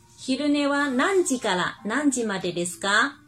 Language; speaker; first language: Japanese; non-native, fluent; Chinese